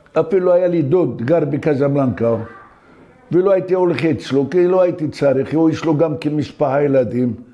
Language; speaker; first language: Hebrew; non-native, fluent; Arabic